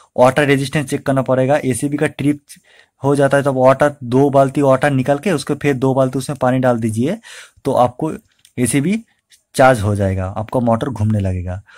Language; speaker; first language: Hindi; non-native, local second language; Bangla